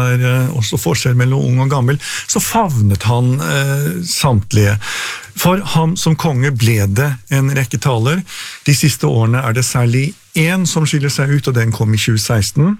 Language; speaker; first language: Norwegian; native; Norwegian